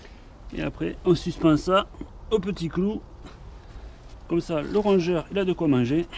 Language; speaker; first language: French; native; French